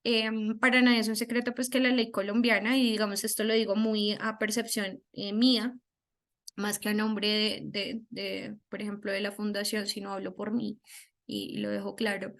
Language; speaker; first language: Spanish; native; Spanish